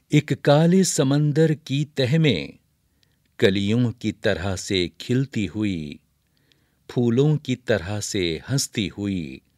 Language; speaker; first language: Urdu; native; Urdu